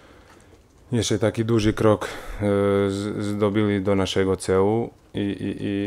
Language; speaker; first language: Polish; non-native, fluent; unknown